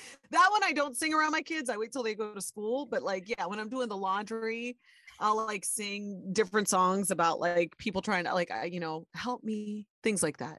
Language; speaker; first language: English; early bilingual, other home language; Spanish